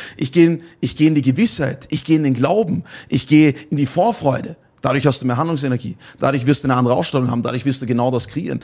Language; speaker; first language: German; native; German